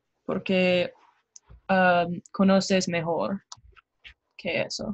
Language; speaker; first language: Spanish; non-native, learner; English